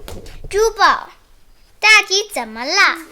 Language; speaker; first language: Chinese; early bilingual, heritage; Chinese